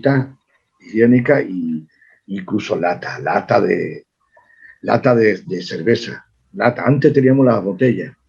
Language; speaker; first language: Spanish; native; Spanish